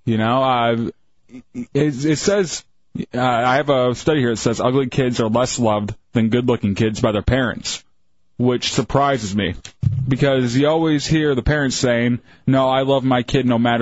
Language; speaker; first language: English; native; English